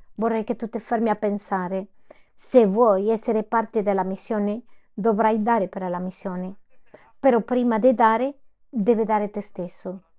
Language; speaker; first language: Italian; non-native, fluent; Spanish